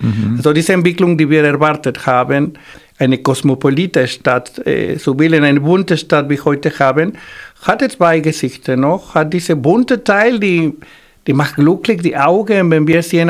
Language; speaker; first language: German; non-native, fluent; Spanish